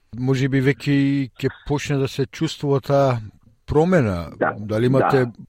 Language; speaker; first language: Macedonian; early bilingual, heritage; Macedonian